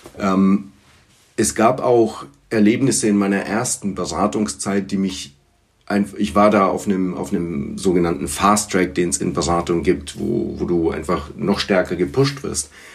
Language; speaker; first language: German; early bilingual, other home language; Bulgarian